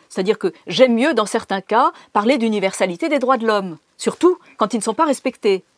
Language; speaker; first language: French; native; French